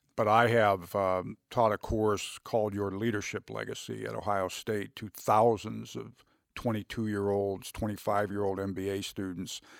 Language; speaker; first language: English; native; English